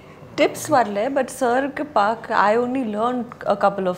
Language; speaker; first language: Tamil; non-native, learner; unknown